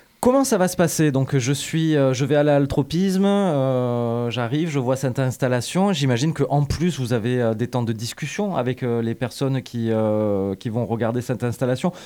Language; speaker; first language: French; native; French